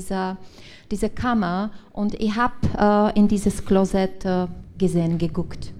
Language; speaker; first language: German; non-native, learner; Czech